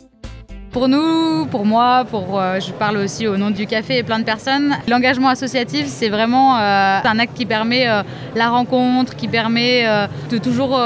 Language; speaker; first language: French; native; French